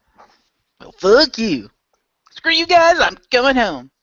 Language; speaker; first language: English; native; English